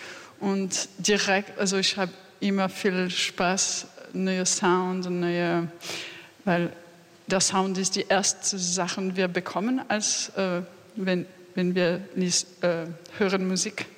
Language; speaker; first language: German; non-native, learner; French